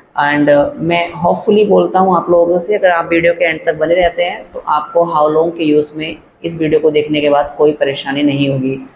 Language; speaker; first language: Hindi; native; Hindi